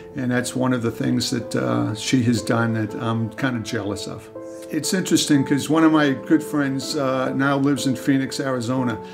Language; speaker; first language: English; native; English